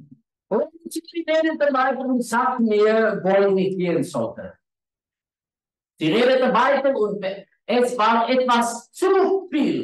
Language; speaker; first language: German; non-native, learner; Afrikaans